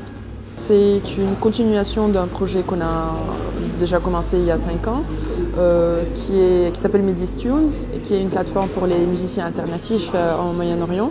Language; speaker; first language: French; non-native, local second language; Arabic